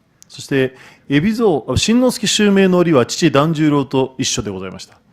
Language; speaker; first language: Japanese; native; Japanese